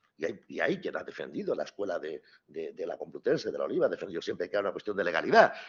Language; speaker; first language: Spanish; native; Spanish